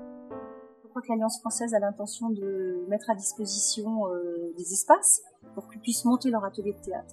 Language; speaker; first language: French; native; French